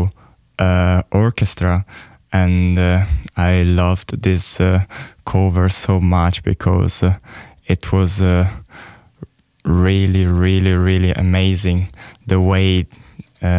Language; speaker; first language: English; non-native, fluent; Italian